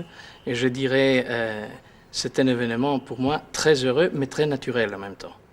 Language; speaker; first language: French; early bilingual, heritage; Greek